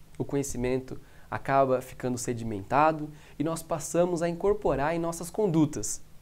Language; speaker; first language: Portuguese; native; Portuguese